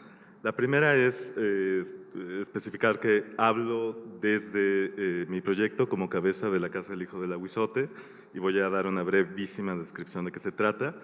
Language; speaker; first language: Spanish; native; Spanish